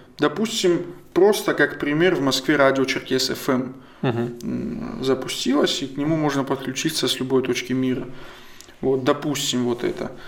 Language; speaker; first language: Russian; non-native, local second language; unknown